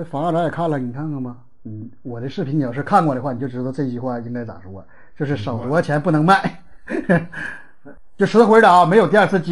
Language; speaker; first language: Chinese; native; Chinese